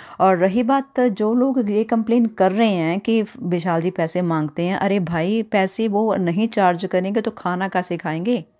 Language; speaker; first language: Hindi; non-native, local second language; Punjabi